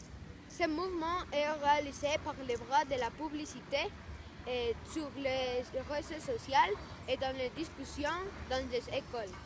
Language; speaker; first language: French; non-native, learner; Spanish